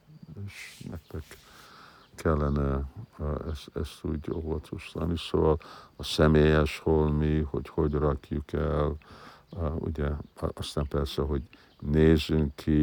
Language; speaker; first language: Hungarian; early bilingual, heritage; Hungarian